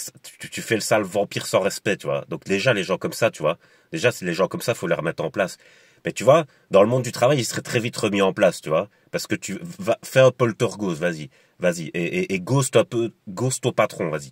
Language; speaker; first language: French; native; French